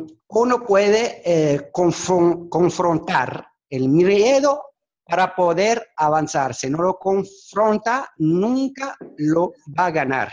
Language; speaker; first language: Spanish; non-native, fluent; Arabic